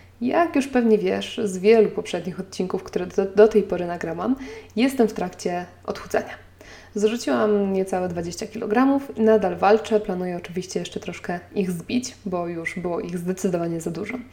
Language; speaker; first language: Polish; native; Polish